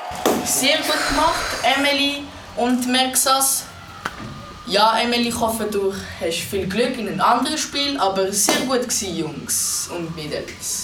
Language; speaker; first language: German; non-native, local second language; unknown